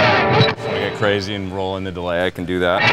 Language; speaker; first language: English; native; English